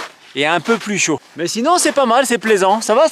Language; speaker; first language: French; native; French